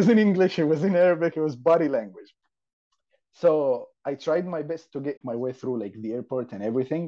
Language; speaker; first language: English; non-native, fluent; Arabic